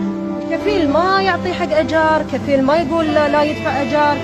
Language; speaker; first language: Arabic; native; Arabic